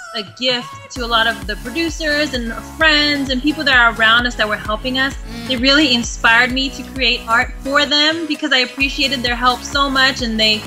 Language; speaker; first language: English; native; English